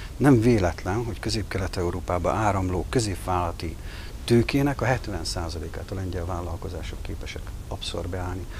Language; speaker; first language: Hungarian; native; Hungarian